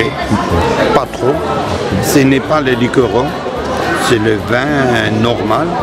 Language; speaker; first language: French; non-native, fluent; Georgian